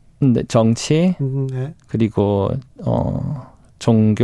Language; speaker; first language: Korean; non-native, fluent; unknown